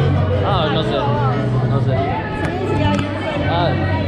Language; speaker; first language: Spanish; non-native, learner; Swedish